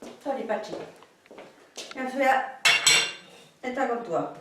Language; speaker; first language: Basque; non-native, learner; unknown